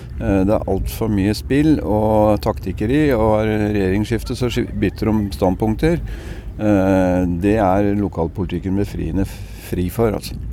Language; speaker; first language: Norwegian; native; Norwegian